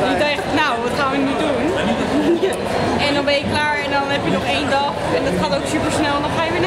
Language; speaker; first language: Dutch; native; Dutch